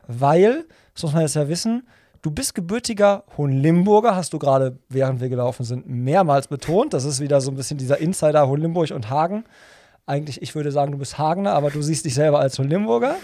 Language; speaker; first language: German; native; German